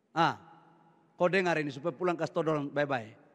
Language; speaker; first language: Indonesian; native; Indonesian